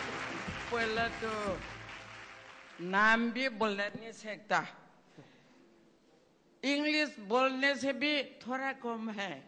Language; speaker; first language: Hindi; non-native, local second language; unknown